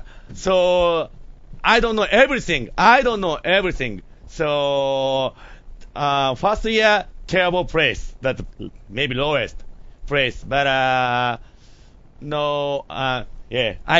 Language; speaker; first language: English; non-native, learner; Japanese